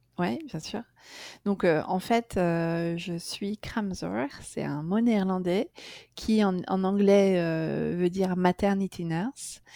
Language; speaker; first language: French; native; French